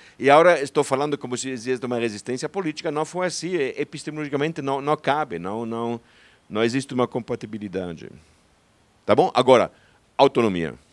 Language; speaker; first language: Portuguese; non-native, fluent; German